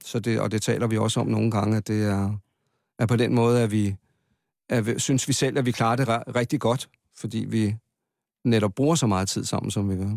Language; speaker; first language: Danish; native; Danish